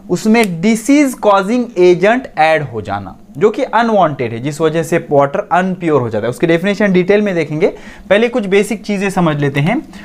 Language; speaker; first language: Hindi; non-native, local second language; Marathi